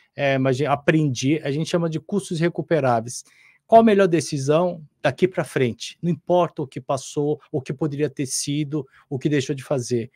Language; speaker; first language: Portuguese; non-native, fluent; Korean